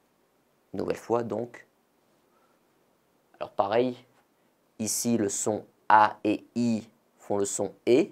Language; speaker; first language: French; native; French